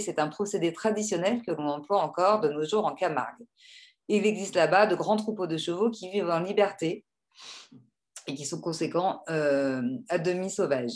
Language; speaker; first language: French; native; French